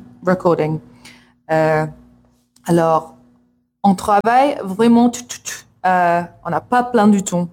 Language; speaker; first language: French; non-native, learner; English